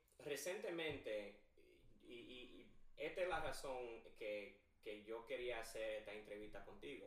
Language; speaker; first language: Spanish; early bilingual, heritage; English